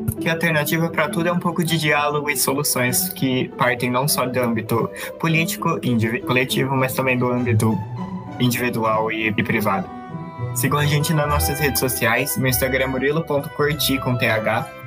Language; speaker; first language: Portuguese; native; Portuguese